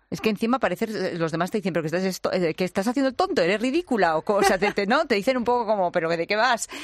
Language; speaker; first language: Spanish; native; Spanish